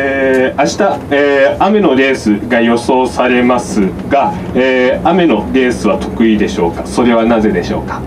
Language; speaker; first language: Japanese; native; Japanese